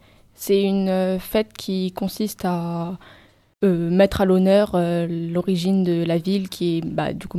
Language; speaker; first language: French; native; French